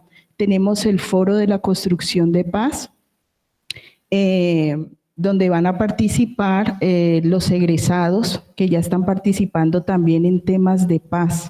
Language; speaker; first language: Spanish; native; Spanish